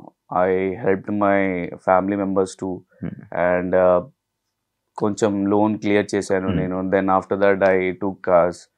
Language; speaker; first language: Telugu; non-native, learner; Hindi